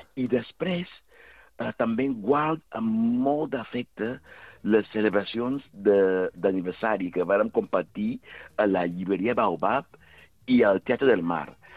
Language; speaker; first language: Catalan; non-native, fluent; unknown